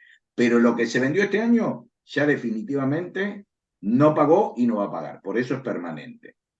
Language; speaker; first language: Spanish; native; Spanish